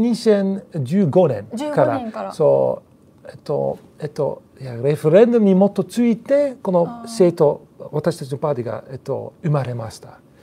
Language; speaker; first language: Japanese; non-native, learner; Dutch